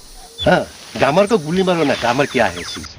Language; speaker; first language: Hindi; non-native, local second language; Assamese